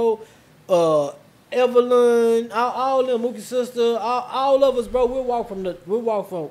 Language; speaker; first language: English; native; English